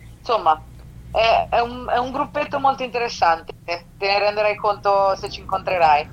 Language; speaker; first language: Italian; native; Italian